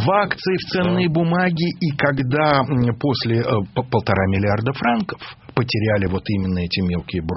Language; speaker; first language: Russian; native; Russian